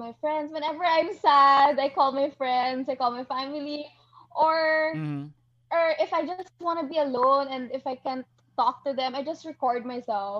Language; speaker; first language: English; non-native, local second language; Hiligaynon